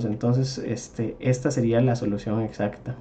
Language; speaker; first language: Spanish; native; Spanish